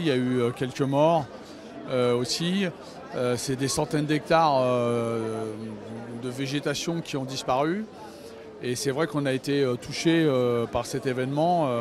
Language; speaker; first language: French; native; French